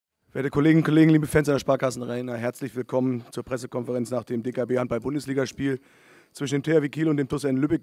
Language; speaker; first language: German; native; German